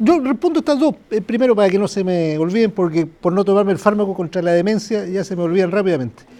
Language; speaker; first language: Spanish; native; Spanish